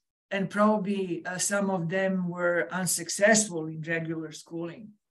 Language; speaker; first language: English; non-native, fluent; Serbian